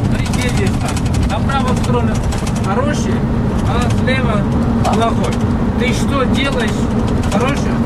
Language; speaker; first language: Russian; non-native, learner; Turkish